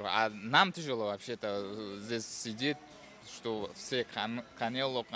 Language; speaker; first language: Russian; non-native, fluent; Uzbek